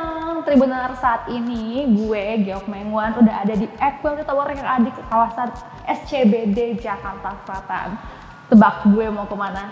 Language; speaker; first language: Indonesian; native; Indonesian